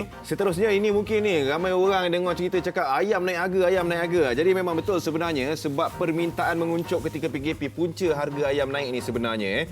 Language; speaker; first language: Malay; native; Malay